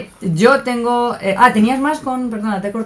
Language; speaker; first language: Spanish; native; Spanish